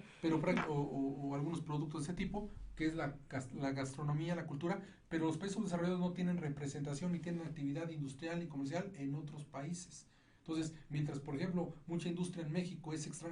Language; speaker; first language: Spanish; native; Spanish